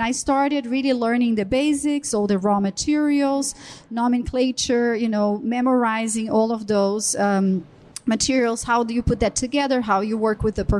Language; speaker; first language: English; non-native, fluent; Portuguese